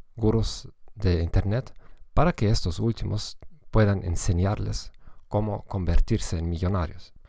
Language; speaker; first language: Spanish; non-native, fluent; German